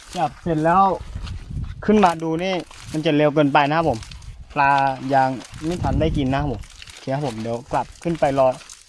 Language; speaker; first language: Thai; non-native, local second language; Karen languages